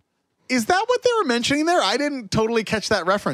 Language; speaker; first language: English; native; English